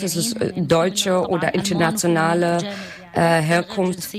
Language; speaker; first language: German; non-native, learner; Arabic